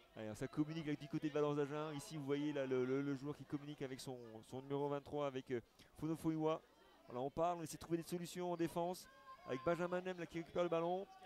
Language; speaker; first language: French; native; French